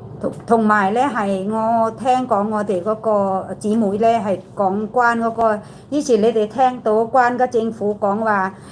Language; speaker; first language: Cantonese; non-native, learner; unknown